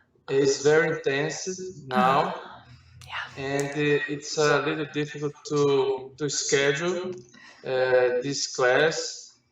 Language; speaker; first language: English; non-native, learner; Portuguese